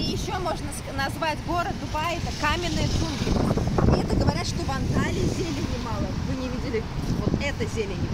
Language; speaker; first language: Russian; native; Russian